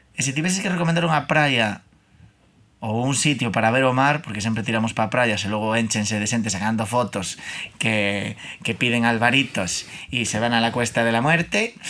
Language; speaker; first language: Galician; non-native, local second language; Spanish